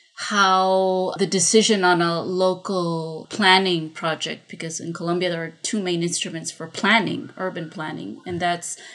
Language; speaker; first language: English; non-native, fluent; Spanish